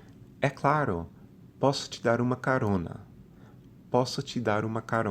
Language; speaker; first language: Portuguese; non-native, fluent; English